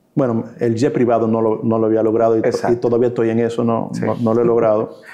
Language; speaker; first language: Spanish; early bilingual, heritage; Spanish